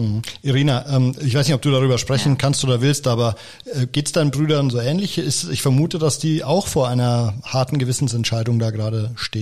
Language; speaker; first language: German; native; German